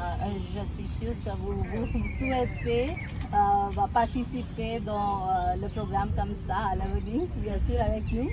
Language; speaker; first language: French; non-native, learner; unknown